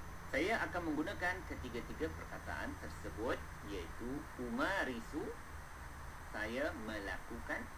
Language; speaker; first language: Malay; native; Malay